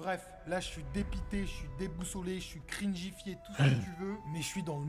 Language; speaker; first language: French; native; French